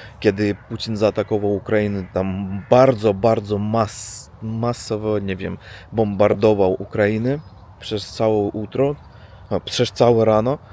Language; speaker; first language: Polish; non-native, learner; Russian